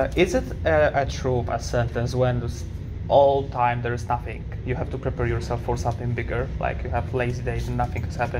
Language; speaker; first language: English; non-native, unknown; Polish